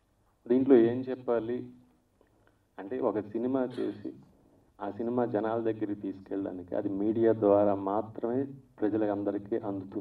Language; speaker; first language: Telugu; native; Telugu